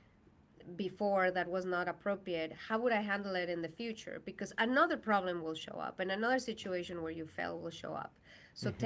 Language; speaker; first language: English; non-native, fluent; Spanish